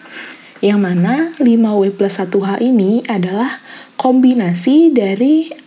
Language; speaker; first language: Indonesian; native; Indonesian